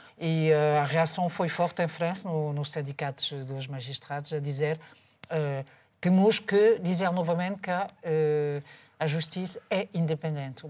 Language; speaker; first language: Portuguese; non-native, fluent; French